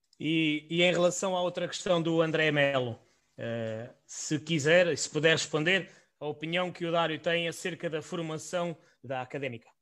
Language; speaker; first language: Portuguese; native; Portuguese